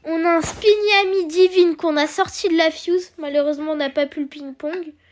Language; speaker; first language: French; native; French